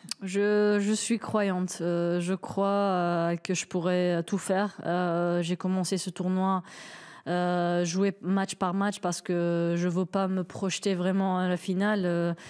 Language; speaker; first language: French; non-native, local second language; Arabic